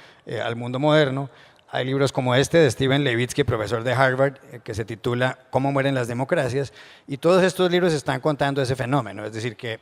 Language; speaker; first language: Spanish; native; Spanish